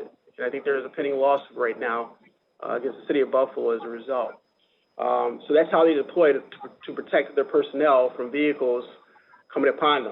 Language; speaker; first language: English; native; English